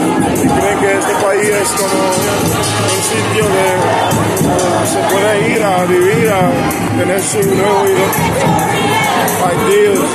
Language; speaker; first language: Spanish; early bilingual, heritage; Spanish